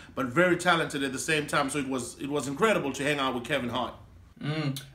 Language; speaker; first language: English; non-native, local second language; Shona